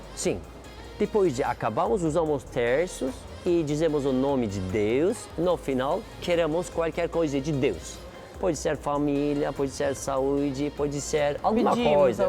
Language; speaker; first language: Portuguese; non-native, learner; Turkish